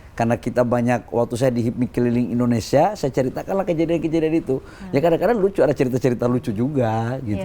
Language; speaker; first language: Indonesian; native; Indonesian